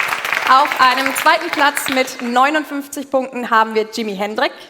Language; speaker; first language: German; native; German